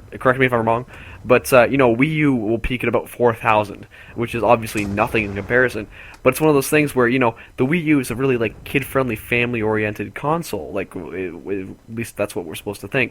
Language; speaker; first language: English; native; English